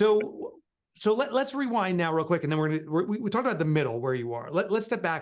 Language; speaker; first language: English; native; English